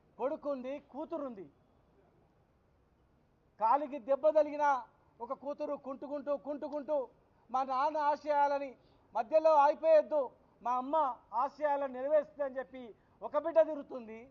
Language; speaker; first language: Telugu; native; Telugu